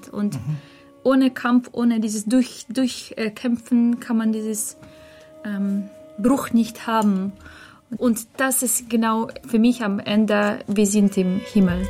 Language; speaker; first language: German; non-native, fluent; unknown